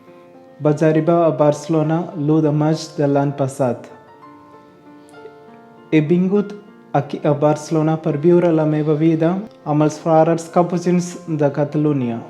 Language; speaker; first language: Catalan; non-native, learner; Tamil